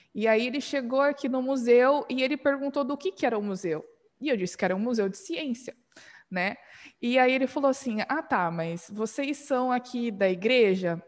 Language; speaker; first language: Portuguese; native; Portuguese